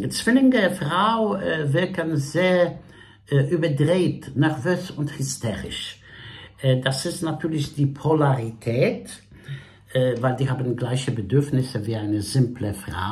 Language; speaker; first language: German; non-native, fluent; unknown